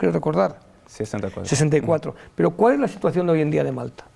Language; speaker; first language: Spanish; native; Spanish